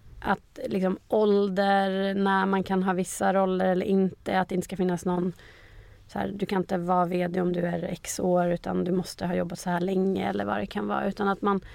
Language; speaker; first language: Swedish; native; Swedish